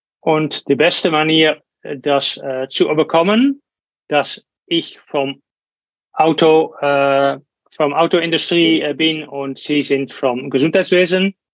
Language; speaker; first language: German; non-native, learner; Dutch